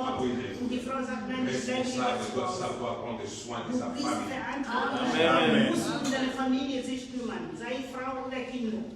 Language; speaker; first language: German; non-native, fluent; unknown